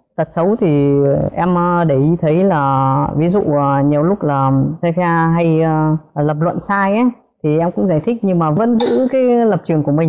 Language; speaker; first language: Vietnamese; early bilingual, heritage; Vietnamese